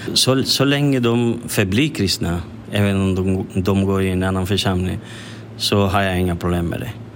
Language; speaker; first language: Swedish; non-native, fluent; Spanish